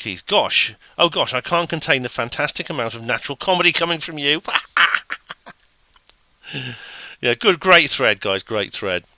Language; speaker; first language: English; native; English